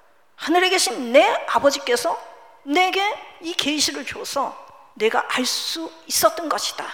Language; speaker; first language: Korean; native; Korean